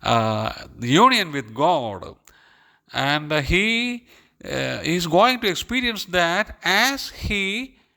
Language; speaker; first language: English; non-native, local second language; Malayalam